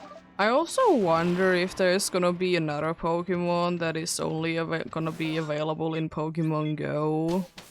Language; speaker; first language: English; non-native, fluent; Finnish